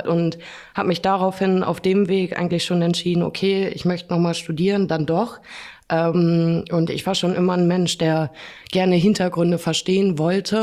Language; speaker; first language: German; native; German